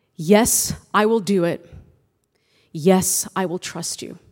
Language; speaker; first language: English; early bilingual, other home language; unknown